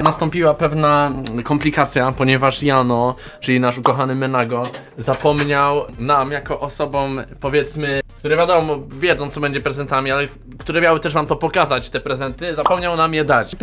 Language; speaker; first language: Polish; native; Polish